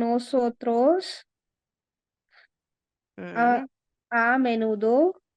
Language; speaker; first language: Spanish; non-native, learner; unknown